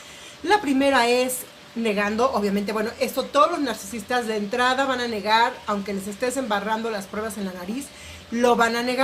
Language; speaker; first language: Spanish; native; Spanish